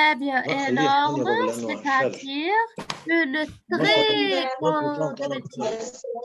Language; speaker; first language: French; non-native, fluent; Arabic